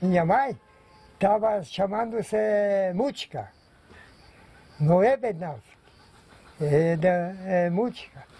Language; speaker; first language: Portuguese; non-native, local second language; Polish